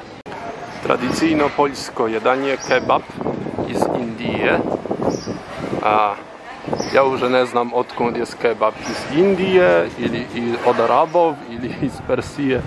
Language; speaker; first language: Polish; non-native, learner; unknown